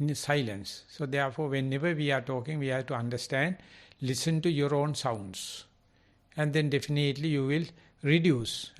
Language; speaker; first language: English; non-native, local second language; Sinhala